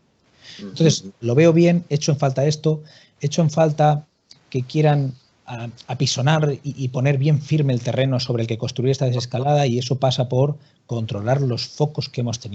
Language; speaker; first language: Spanish; native; Spanish